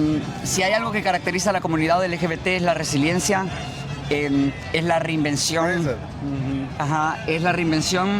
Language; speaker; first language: Spanish; native; Spanish